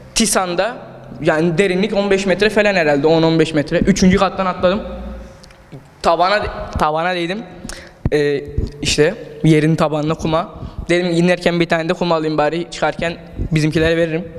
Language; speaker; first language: Turkish; native; Turkish